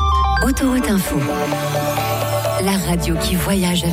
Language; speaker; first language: French; native; French